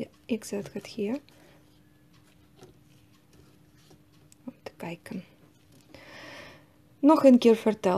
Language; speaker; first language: Dutch; non-native, learner; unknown